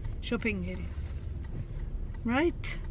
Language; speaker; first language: English; non-native, learner; Arabic